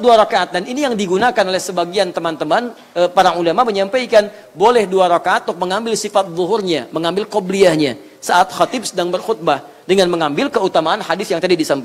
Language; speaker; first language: Indonesian; native; Indonesian